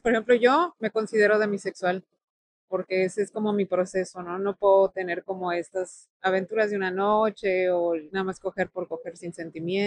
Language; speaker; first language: Spanish; native; Spanish